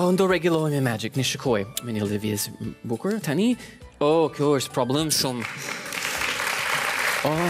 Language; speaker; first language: Albanian; non-native, learner; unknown